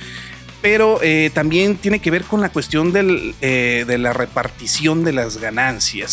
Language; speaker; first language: Spanish; native; Spanish